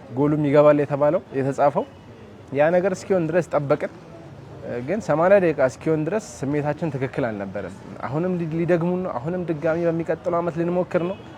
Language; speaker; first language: Amharic; non-native, local second language; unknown